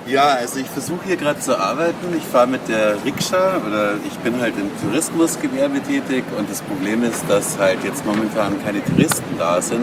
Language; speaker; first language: German; native; German